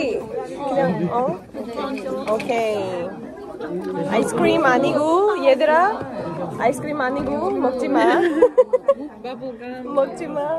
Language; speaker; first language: Korean; non-native, learner; Hindi